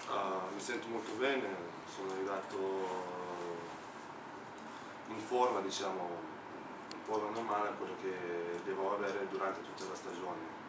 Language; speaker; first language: Italian; non-native, fluent; Slovenian